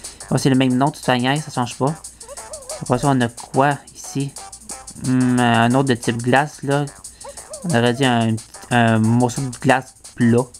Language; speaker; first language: French; native; French